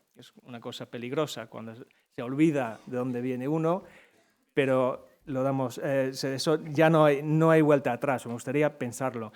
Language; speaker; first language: Spanish; non-native, fluent; English